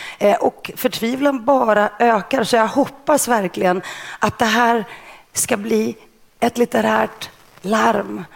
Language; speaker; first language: Swedish; early bilingual, other home language; Greek